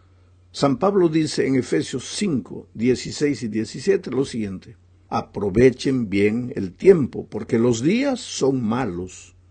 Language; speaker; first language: Spanish; native; Spanish